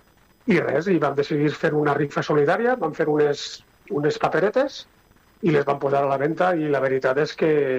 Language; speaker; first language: Catalan; native; Catalan